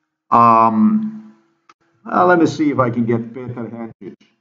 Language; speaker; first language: English; non-native, fluent; Slovenian